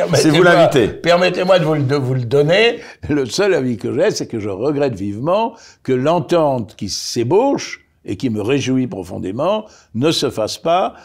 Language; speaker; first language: French; native; French